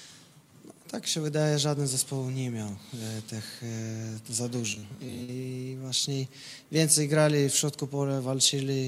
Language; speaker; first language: Polish; non-native, fluent; Russian